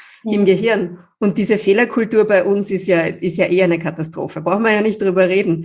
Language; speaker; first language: German; native; German